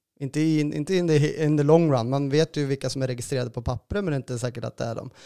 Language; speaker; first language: Swedish; native; Swedish